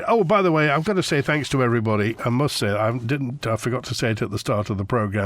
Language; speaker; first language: English; native; English